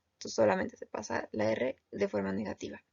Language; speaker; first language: Spanish; native; Spanish